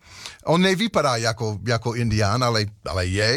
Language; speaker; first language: Czech; non-native, learner; English